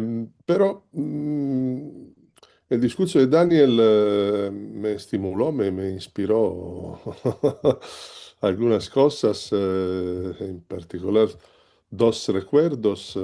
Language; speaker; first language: Spanish; non-native, learner; Italian